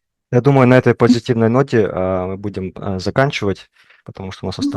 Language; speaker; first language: Russian; native; Russian